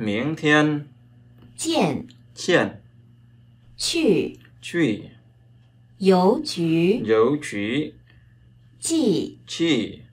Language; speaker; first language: Chinese; non-native, learner; Vietnamese